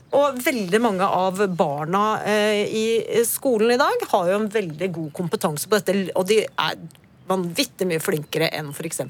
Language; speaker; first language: Norwegian; early bilingual, other home language; Spanish